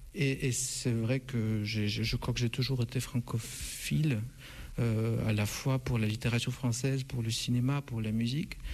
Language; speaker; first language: French; non-native, fluent; Russian